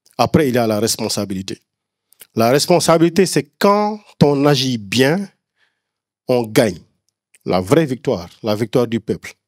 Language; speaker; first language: French; non-native, local second language; Wolof